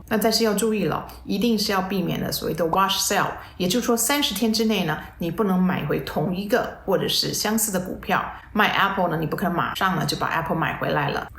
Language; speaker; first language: Chinese; native; Chinese